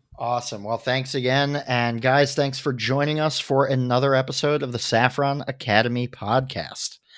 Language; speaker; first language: English; native; English